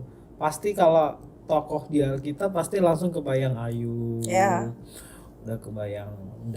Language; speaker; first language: Indonesian; native; Indonesian